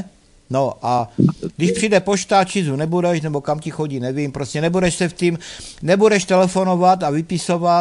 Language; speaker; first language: Czech; native; Czech